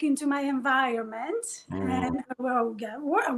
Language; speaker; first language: English; non-native, fluent; Persian